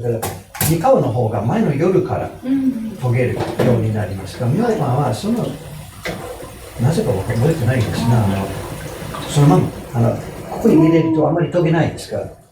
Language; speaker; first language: Japanese; non-native, fluent; English